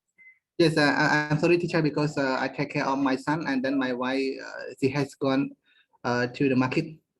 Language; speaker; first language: English; non-native, learner; Khmer